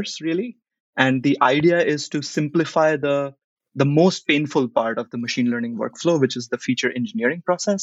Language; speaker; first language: English; non-native, local second language; Hindi